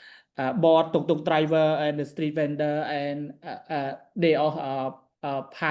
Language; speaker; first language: English; non-native, learner; Khmer